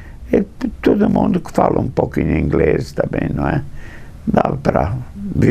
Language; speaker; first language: Portuguese; non-native, fluent; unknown